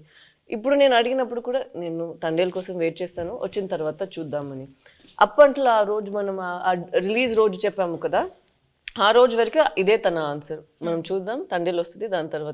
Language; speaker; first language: Telugu; non-native, fluent; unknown